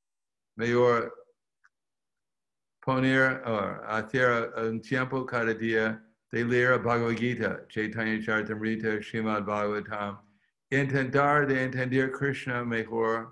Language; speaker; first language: Spanish; non-native, fluent; English